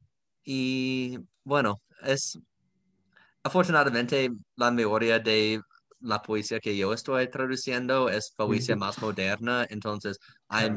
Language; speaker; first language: Spanish; non-native, fluent; English